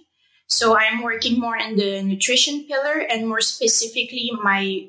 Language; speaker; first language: English; non-native, fluent; French